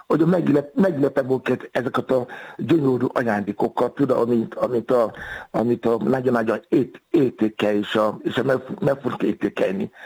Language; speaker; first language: Hungarian; non-native, fluent; Yoruba